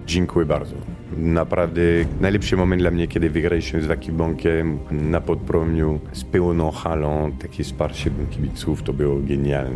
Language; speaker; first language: Polish; non-native, fluent; Italian